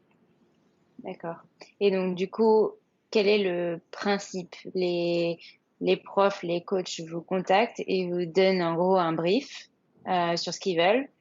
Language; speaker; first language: French; native; French